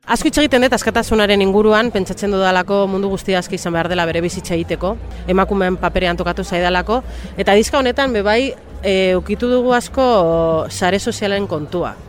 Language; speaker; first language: Basque; non-native, local second language; Spanish